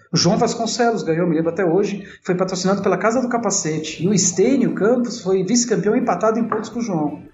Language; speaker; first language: Portuguese; non-native, local second language; Italian